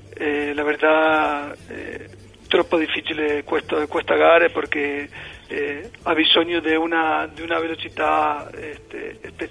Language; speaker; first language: Italian; non-native, learner; Spanish